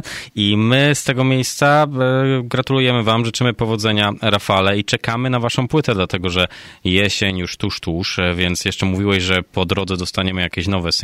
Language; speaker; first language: Polish; native; Polish